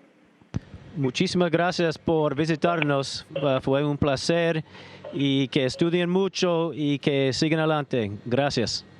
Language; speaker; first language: Spanish; non-native, fluent; English